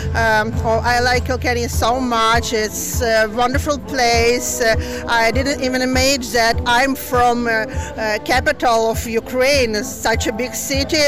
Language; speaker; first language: English; non-native, learner; Ukrainian